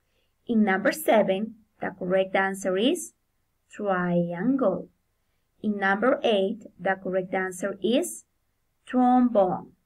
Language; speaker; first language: English; non-native, fluent; Spanish